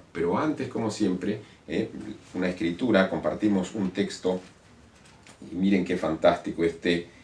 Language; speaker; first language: Spanish; native; Spanish